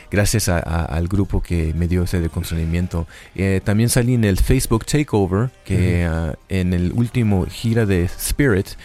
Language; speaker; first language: Spanish; early bilingual, heritage; Spanish